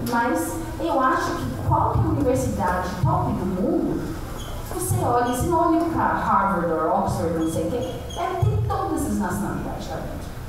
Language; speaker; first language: Portuguese; non-native, fluent; English